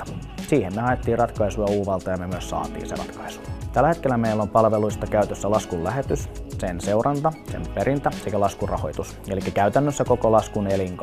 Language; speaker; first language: Finnish; native; Finnish